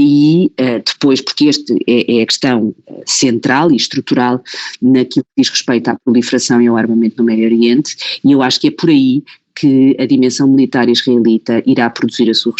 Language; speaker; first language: Portuguese; native; Portuguese